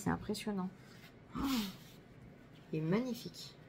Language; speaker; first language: French; native; French